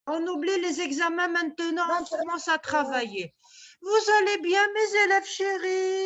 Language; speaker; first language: French; non-native, local second language; Arabic